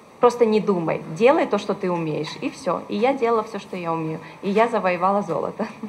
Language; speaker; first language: Russian; native; Russian